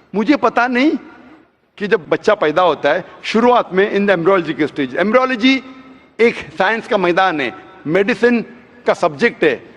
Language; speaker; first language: Hindi; non-native, local second language; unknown